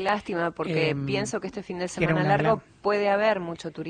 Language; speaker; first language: Spanish; native; Spanish